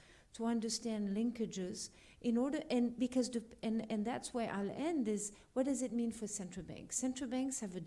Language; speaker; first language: English; non-native, fluent; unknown